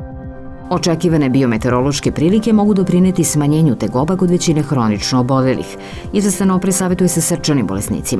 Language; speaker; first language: Serbian; native; Serbian